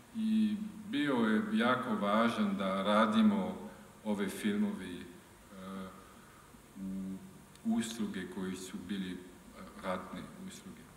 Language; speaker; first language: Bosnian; non-native, learner; French